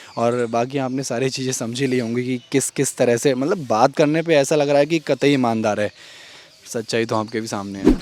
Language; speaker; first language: Hindi; native; Hindi